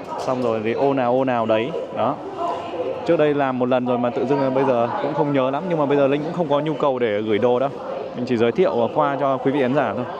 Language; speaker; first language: Vietnamese; native; Vietnamese